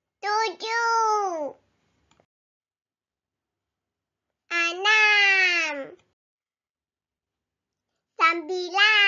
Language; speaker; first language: Indonesian; non-native, learner; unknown